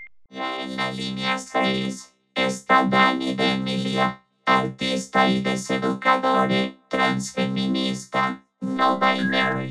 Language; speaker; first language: Spanish; native; Spanish